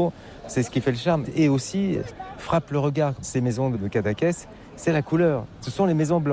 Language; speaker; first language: French; native; French